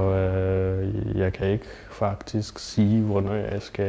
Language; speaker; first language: Danish; non-native, learner; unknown